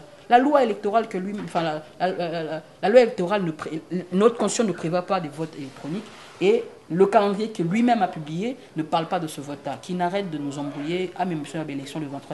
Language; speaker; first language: French; non-native, local second language; Lingala